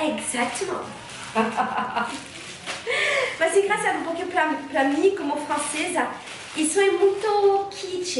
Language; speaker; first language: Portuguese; non-native, learner; French